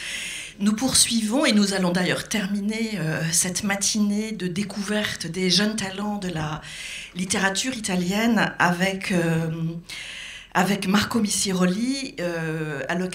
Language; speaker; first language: French; native; French